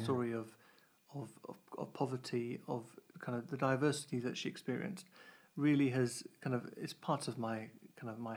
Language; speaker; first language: English; native; English